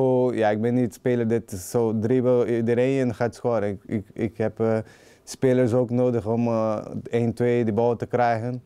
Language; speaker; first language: Dutch; non-native, learner; Portuguese